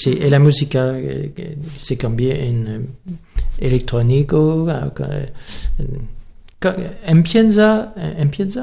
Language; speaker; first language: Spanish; non-native, learner; French